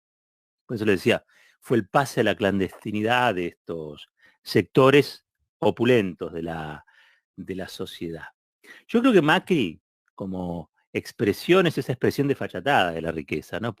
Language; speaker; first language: Spanish; native; Spanish